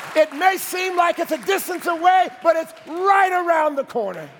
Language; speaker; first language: English; native; English